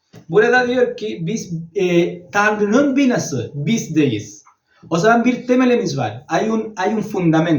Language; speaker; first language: Turkish; non-native, learner; Spanish